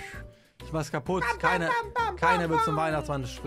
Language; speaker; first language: German; native; German